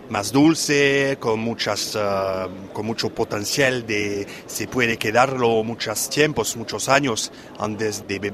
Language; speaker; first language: Spanish; non-native, fluent; French